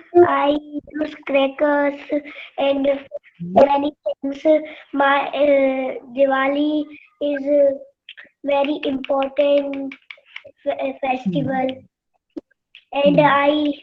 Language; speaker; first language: English; non-native, learner; Hindi